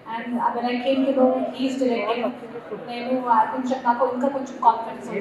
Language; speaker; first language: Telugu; non-native, local second language; Hindi